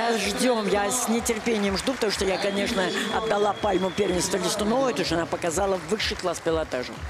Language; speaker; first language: Russian; native; Russian